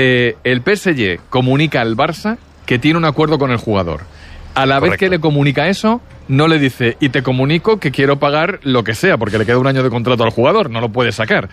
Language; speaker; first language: Spanish; native; Spanish